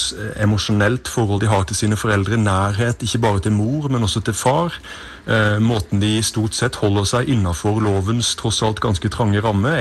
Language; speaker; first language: Norwegian; native; Norwegian